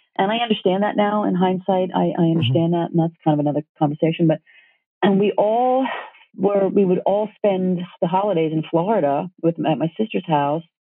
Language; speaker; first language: English; native; English